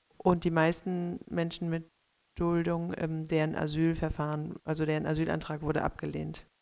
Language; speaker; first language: German; native; German